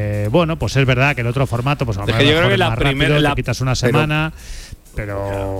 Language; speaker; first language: Spanish; native; Spanish